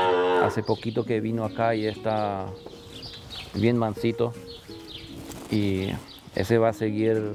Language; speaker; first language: Spanish; non-native, local second language; German